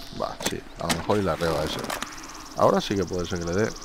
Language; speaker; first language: Spanish; native; Spanish